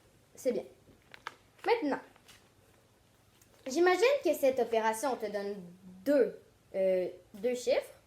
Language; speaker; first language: French; native; French